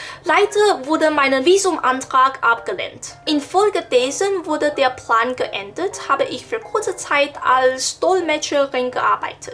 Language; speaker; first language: German; non-native, learner; Chinese